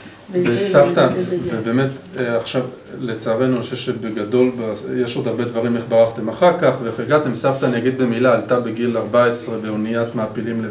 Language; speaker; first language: Hebrew; native; Hebrew